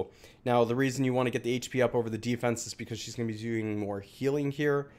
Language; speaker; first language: English; native; English